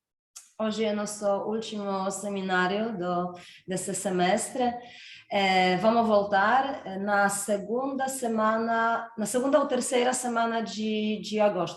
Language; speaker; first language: Portuguese; non-native, fluent; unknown